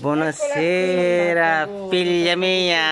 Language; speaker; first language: Italian; non-native, learner; Filipino